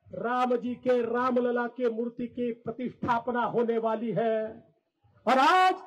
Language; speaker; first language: Hindi; non-native, local second language; Marathi